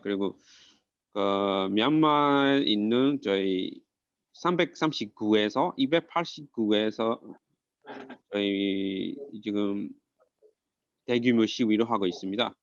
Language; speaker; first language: Korean; non-native, fluent; Burmese